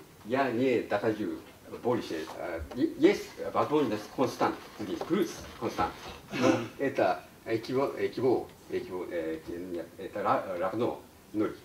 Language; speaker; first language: Russian; non-native, learner; Japanese